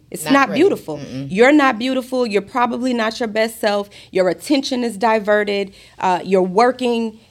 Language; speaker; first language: English; native; English